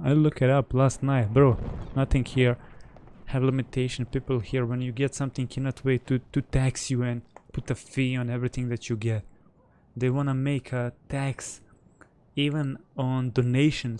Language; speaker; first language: English; non-native, fluent; Bosnian